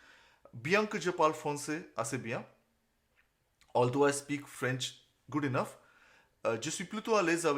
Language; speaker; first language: French; non-native, fluent; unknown